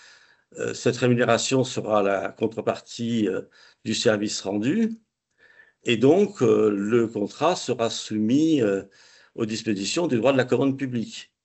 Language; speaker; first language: French; native; French